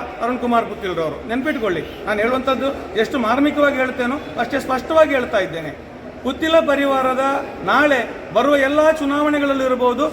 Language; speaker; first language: Kannada; native; Kannada